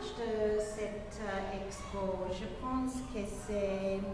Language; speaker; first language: French; non-native, fluent; English